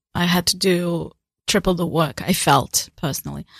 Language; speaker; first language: English; non-native, fluent; Russian